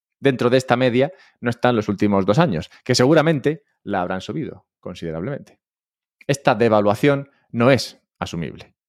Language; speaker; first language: Spanish; native; Spanish